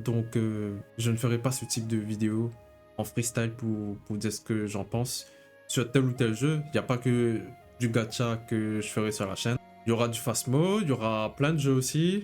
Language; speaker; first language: French; native; French